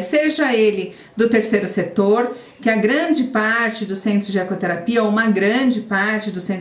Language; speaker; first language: Portuguese; native; Portuguese